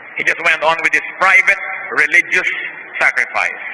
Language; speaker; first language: English; non-native, local second language; Filipino